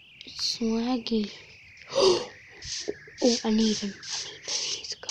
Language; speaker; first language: English; native; English